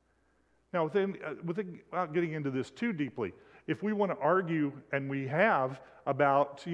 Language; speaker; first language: English; native; English